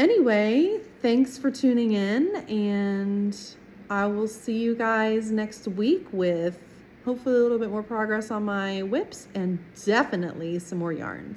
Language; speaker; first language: English; native; English